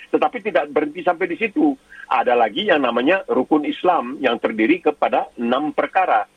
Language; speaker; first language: Indonesian; native; Indonesian